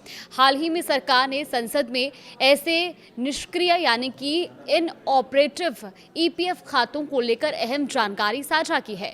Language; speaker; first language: Hindi; native; Hindi